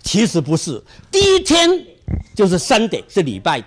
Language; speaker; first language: Chinese; native; Chinese